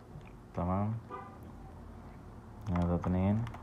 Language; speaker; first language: Arabic; non-native, learner; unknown